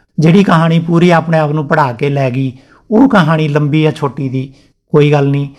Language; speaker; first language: Punjabi; non-native, local second language; Rajasthani